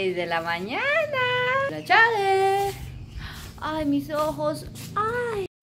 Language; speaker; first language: Spanish; native; Spanish